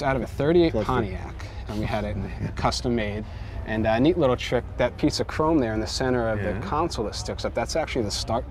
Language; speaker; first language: English; native; English